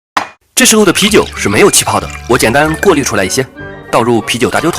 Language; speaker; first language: Chinese; native; Chinese